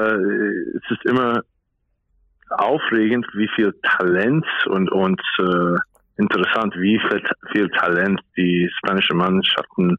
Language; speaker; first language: German; non-native, fluent; English